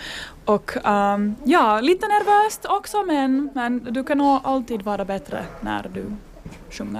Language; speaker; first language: Swedish; non-native, local second language; Finnish